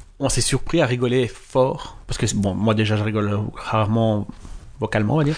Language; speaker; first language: French; native; French